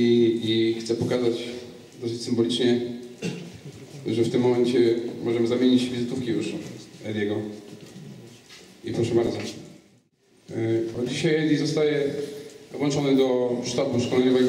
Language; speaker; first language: Polish; native; Polish